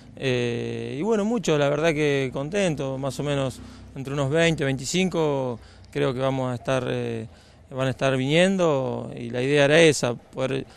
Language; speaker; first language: Spanish; native; Spanish